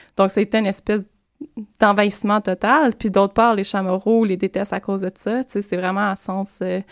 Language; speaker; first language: French; native; French